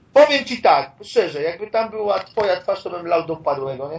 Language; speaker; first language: Polish; native; Polish